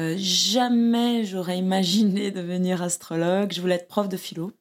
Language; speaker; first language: French; non-native, fluent; Portuguese